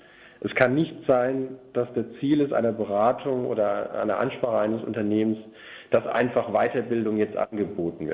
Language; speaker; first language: German; native; German